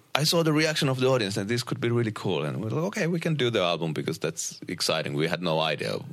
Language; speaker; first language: English; non-native, fluent; Finnish